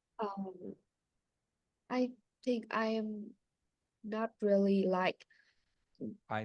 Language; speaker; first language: English; non-native, learner; Vietnamese